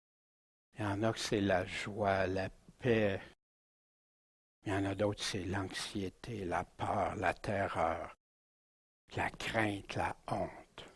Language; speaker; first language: French; native; French